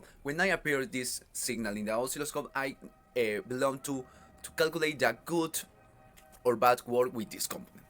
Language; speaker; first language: English; non-native, learner; Spanish